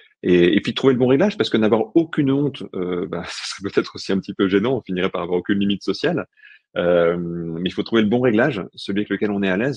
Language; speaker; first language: French; native; French